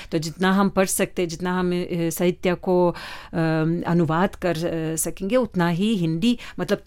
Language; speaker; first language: Hindi; non-native, fluent; Lithuanian